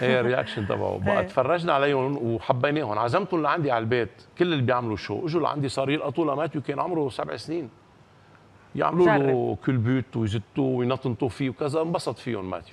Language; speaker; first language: Arabic; native; Arabic